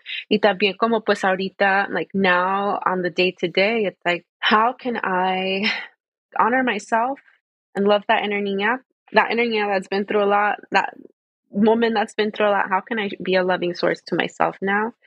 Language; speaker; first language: English; early bilingual, other home language; Spanish